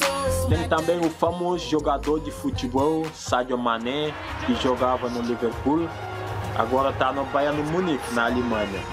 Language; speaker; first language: Portuguese; non-native, fluent; Wolof